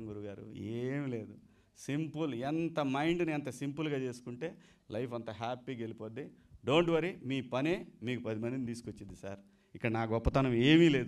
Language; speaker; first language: Telugu; native; Telugu